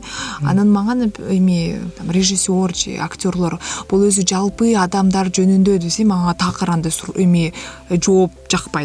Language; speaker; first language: Kyrgyz; non-native, local second language; Russian